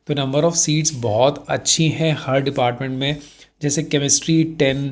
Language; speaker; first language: Hindi; native; Hindi